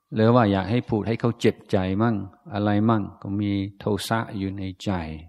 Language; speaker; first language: Thai; non-native, fluent; English